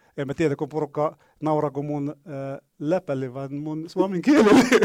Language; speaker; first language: Finnish; non-native, learner; Arabic